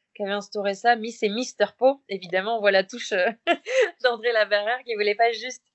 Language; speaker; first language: French; native; French